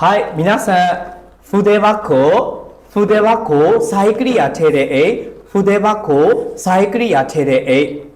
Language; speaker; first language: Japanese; non-native, fluent; Burmese